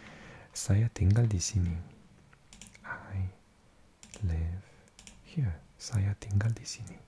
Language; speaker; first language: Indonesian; non-native, learner; English